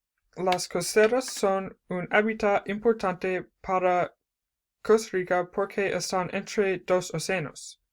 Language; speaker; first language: Spanish; non-native, learner; English